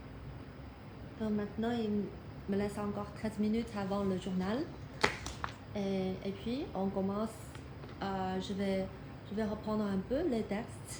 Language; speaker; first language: French; non-native, fluent; Chinese